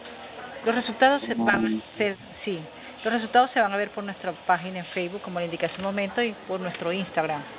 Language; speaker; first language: Spanish; native; Spanish